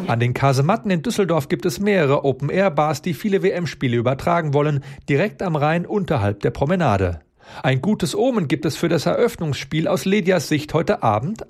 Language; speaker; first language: German; native; German